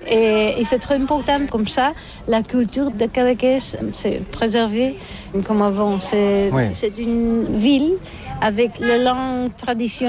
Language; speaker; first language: French; non-native, learner; Catalan